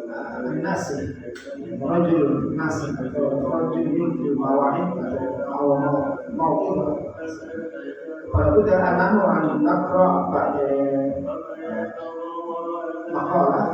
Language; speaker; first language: Arabic; non-native, fluent; Indonesian